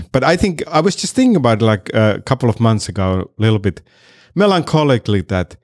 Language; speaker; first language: English; non-native, fluent; Finnish